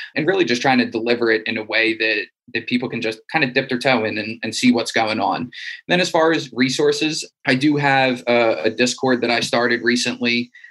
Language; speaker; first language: English; native; English